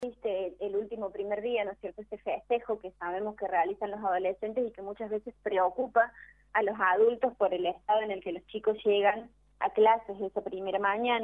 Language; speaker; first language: Spanish; native; Spanish